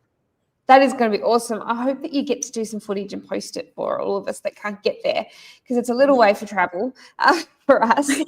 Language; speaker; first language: English; native; English